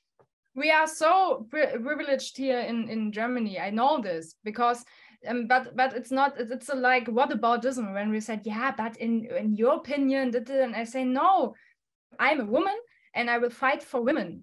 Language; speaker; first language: English; non-native, fluent; German